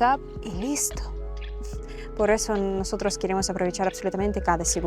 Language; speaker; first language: Spanish; non-native, learner; Russian